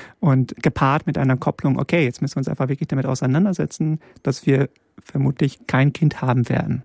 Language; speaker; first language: German; early bilingual, other home language; Polish